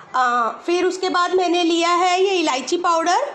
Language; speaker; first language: Hindi; native; Hindi